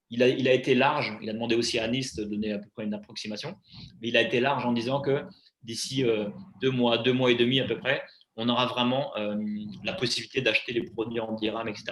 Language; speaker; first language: French; native; French